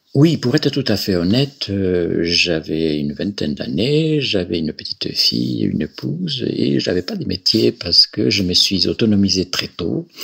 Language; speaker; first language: French; non-native, fluent; Spanish